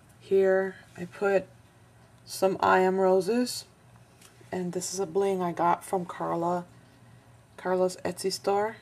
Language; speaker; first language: English; non-native, fluent; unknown